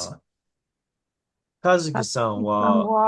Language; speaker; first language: Japanese; non-native, learner; English